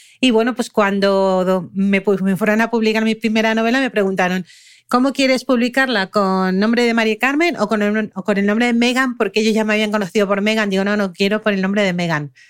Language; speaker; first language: Spanish; native; Spanish